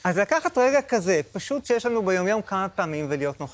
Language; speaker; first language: Hebrew; native; Hebrew